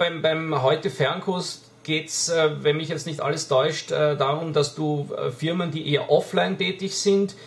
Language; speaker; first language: German; native; German